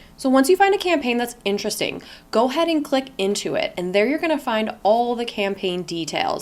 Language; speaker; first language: English; native; English